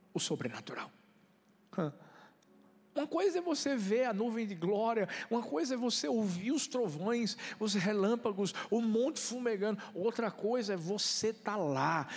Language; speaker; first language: Portuguese; native; Portuguese